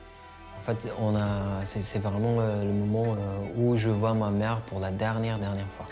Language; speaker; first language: French; non-native, fluent; Uyghur